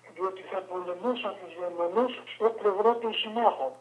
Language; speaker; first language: Greek; early bilingual, other home language; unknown